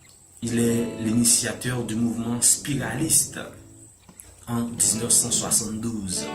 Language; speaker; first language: French; non-native, local second language; Haitian Creole